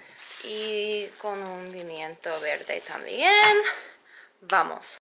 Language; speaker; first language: Spanish; non-native, learner; English